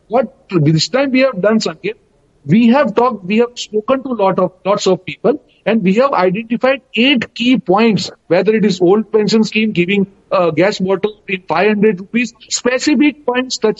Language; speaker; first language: English; non-native, local second language; Gujarati